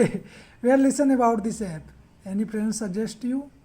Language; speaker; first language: English; non-native, learner; Hindi